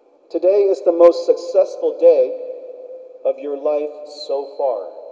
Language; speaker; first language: English; early bilingual, other home language; Min Nan Chinese